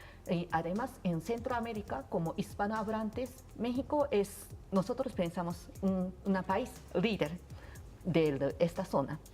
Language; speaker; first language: Spanish; non-native, learner; Japanese